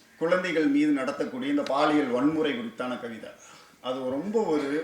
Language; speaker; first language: Tamil; native; Tamil